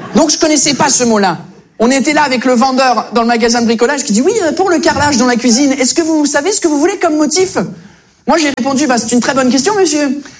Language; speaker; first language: French; early bilingual, other home language; English